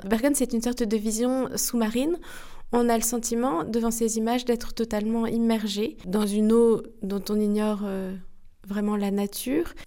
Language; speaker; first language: French; native; French